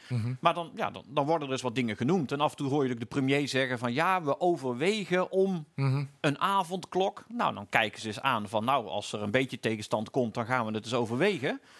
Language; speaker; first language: Dutch; native; Dutch